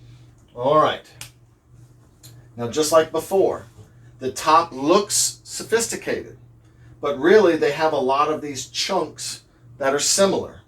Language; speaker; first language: English; native; English